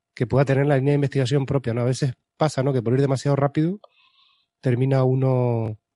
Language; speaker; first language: Spanish; native; Spanish